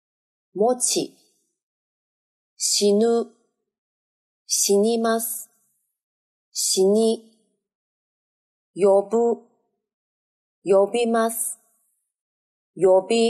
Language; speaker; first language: Japanese; non-native, learner; Chinese